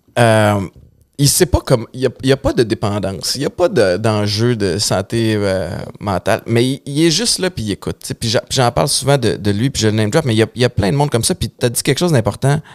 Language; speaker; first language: French; native; French